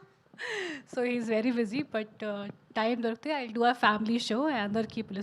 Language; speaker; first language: Telugu; non-native, fluent; Hindi